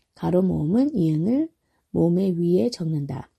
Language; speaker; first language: Korean; native; Korean